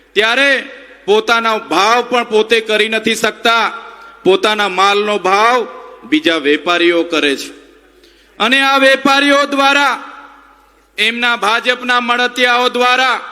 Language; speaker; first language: Gujarati; non-native, local second language; Vasavi